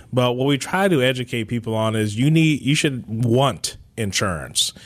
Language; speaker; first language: English; native; English